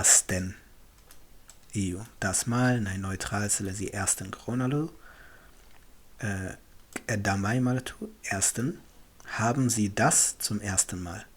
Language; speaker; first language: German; non-native, fluent; Tigrinya